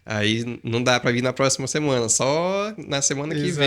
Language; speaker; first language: Portuguese; native; Portuguese